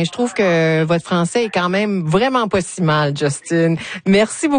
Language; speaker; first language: French; native; French